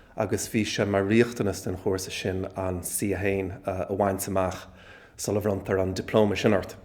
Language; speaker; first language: Irish; non-native, local second language; English